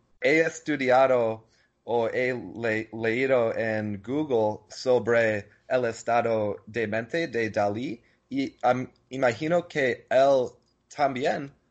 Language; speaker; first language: Spanish; non-native, learner; English